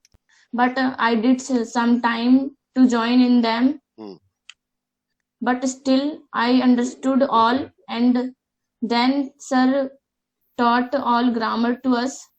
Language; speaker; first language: English; non-native, learner; Hindi